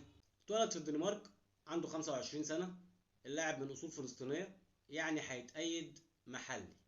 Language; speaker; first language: Arabic; native; Arabic